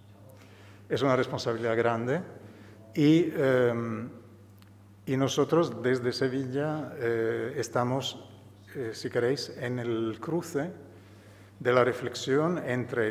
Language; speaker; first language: Spanish; non-native, fluent; Italian